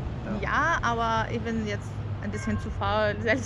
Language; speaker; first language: German; non-native, learner; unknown